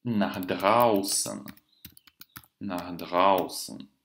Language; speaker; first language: German; non-native, fluent; Russian